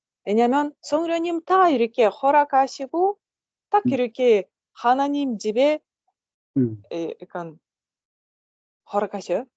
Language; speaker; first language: Korean; non-native, learner; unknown